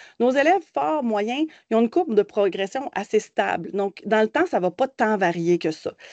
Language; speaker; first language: French; native; French